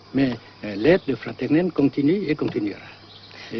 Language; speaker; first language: French; non-native, fluent; Vietnamese